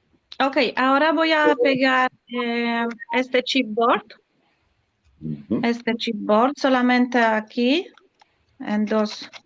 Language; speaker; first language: Spanish; non-native, learner; Polish